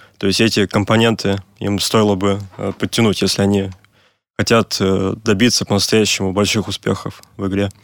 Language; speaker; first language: Russian; native; Russian